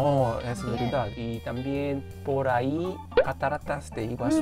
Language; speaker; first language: Spanish; non-native, learner; Korean